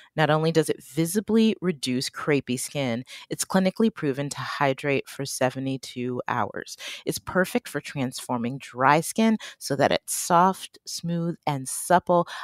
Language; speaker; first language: English; native; English